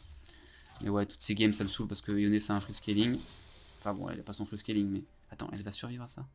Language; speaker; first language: French; native; French